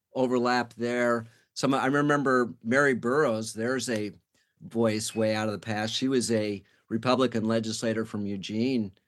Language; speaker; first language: English; native; English